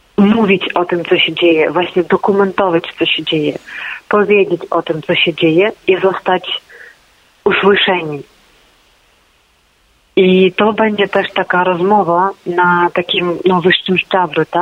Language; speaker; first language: Polish; non-native, fluent; Ukrainian